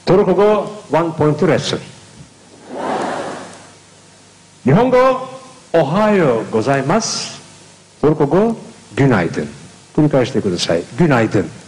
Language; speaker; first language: Japanese; non-native, learner; Turkish